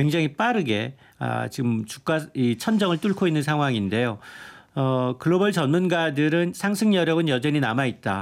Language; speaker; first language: Korean; native; Korean